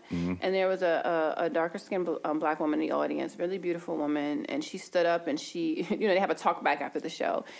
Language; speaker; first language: English; native; English